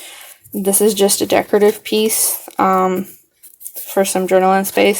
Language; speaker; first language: English; native; English